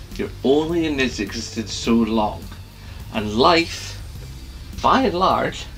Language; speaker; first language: English; native; English